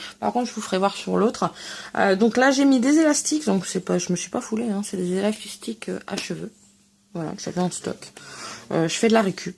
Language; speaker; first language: French; native; French